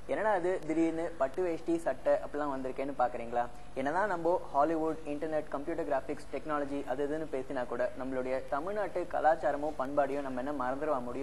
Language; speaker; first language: Tamil; native; Tamil